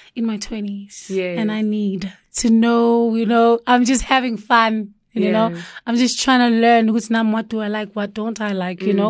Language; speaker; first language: English; non-native, local second language; Zulu